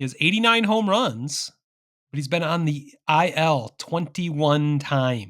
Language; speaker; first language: English; native; English